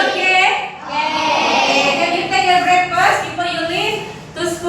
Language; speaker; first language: English; non-native, learner; Indonesian